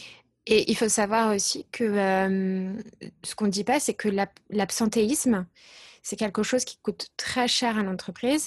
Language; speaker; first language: French; native; French